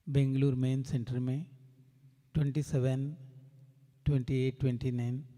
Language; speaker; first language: Hindi; non-native, local second language; Kannada